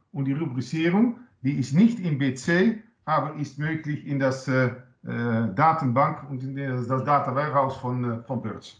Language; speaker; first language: German; non-native, learner; Dutch